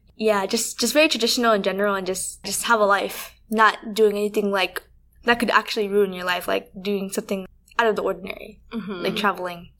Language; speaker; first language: English; early bilingual, other home language; Vietnamese